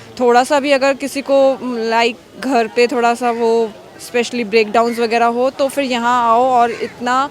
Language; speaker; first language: Hindi; native; Hindi